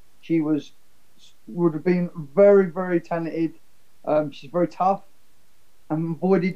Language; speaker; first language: English; native; English